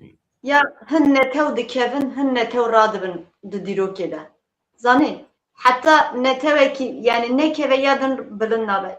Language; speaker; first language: Kurdish; native; Kurdish